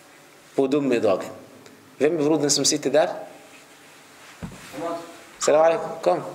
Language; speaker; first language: Swedish; non-native, fluent; Arabic